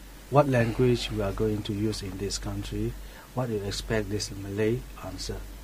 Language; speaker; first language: English; non-native, local second language; Chinese